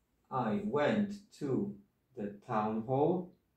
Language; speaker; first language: English; non-native, fluent; Polish